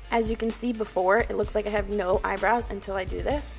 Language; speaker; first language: English; native; English